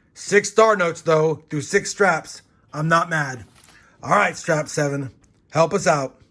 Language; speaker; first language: English; native; English